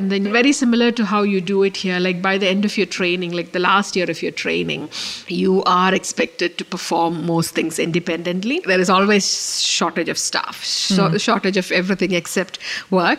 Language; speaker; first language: English; non-native, local second language; Malayalam